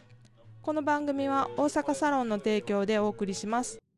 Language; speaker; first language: Japanese; native; Japanese